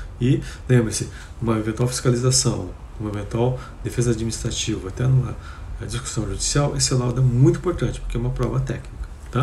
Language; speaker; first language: Portuguese; native; Portuguese